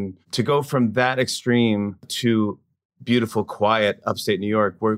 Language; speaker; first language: English; native; English